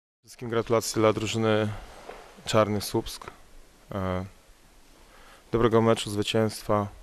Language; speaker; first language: Polish; native; Polish